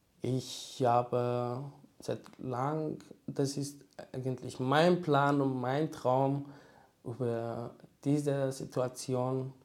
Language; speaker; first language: German; non-native, learner; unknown